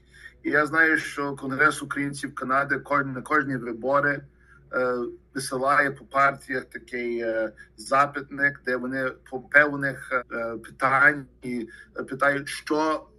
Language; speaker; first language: Ukrainian; early bilingual, heritage; Ukrainian